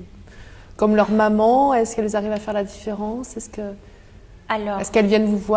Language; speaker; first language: French; native; French